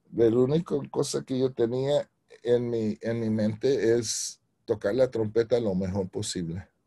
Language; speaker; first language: Spanish; early bilingual, heritage; Spanish